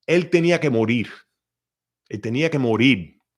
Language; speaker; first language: Spanish; early bilingual, heritage; Spanish